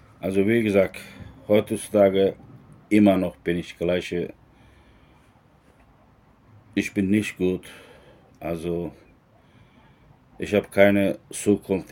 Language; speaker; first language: German; non-native, learner; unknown